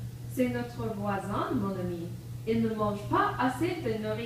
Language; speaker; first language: French; non-native, learner; English